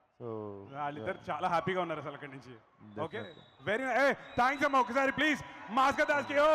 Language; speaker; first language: Telugu; native; Telugu